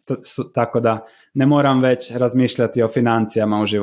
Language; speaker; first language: Slovenian; non-native, learner; Croatian